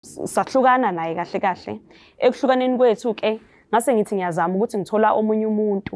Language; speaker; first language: Zulu; native; Zulu